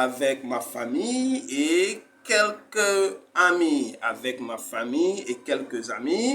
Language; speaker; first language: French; non-native, fluent; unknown